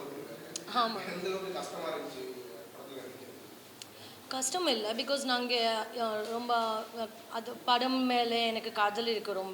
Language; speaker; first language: Tamil; non-native, learner; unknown